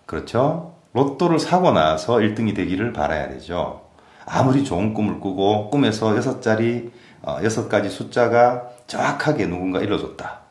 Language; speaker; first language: Korean; native; Korean